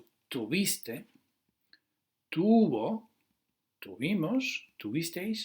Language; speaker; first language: Spanish; non-native, fluent; Dutch